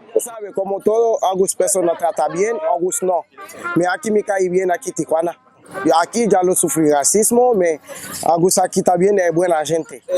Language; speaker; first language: Spanish; non-native, learner; Haitian Creole